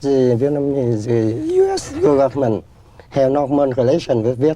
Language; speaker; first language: English; non-native, fluent; Vietnamese